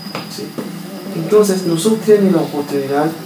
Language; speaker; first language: Spanish; non-native, learner; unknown